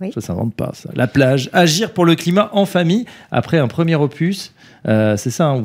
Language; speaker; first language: French; native; French